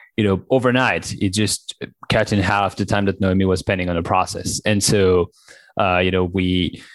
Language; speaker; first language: English; non-native, fluent; French